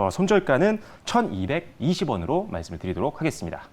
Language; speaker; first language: Korean; native; Korean